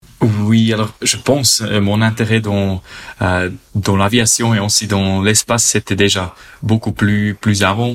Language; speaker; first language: French; non-native, local second language; German